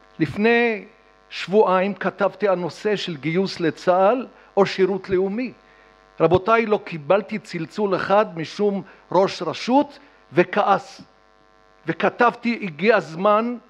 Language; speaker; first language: Hebrew; native; Hebrew